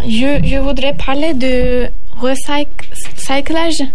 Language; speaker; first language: French; non-native, learner; Turkish